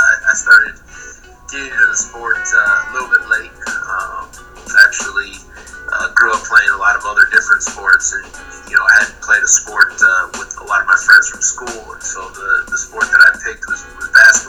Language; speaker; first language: English; native; English